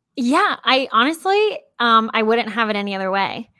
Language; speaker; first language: English; early bilingual, heritage; English